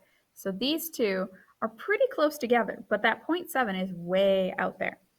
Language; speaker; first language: English; native; English